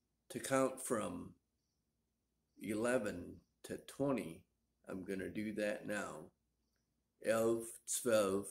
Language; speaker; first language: English; native; English